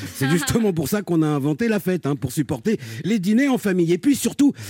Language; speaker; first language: French; native; French